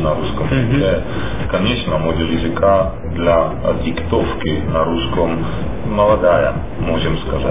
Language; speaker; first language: Russian; non-native, fluent; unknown